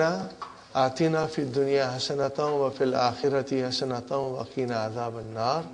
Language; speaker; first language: Arabic; non-native, fluent; English